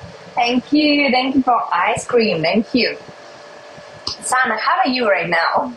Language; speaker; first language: English; non-native, learner; Russian